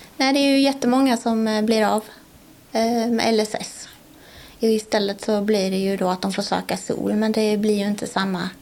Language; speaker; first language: Swedish; native; Swedish